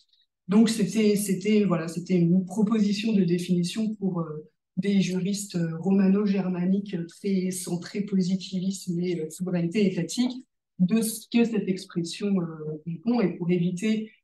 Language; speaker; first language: French; native; French